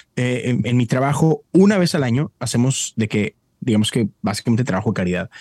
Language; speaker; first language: Spanish; native; Spanish